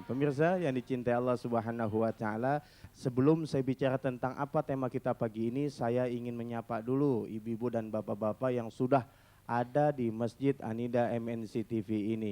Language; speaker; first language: Indonesian; native; Indonesian